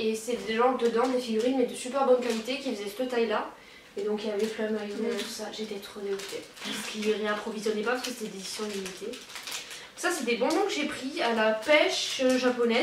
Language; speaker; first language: French; native; French